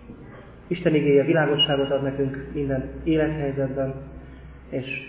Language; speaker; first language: Hungarian; native; Hungarian